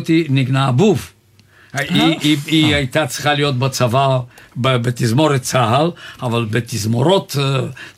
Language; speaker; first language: Hebrew; non-native, fluent; Bulgarian